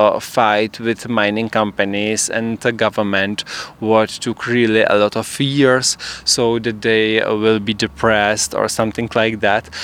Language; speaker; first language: English; non-native, fluent; Czech